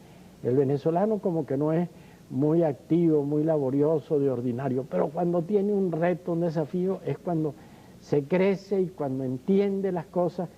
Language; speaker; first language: Spanish; native; Spanish